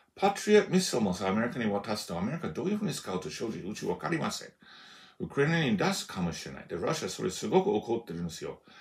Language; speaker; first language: Japanese; non-native, fluent; English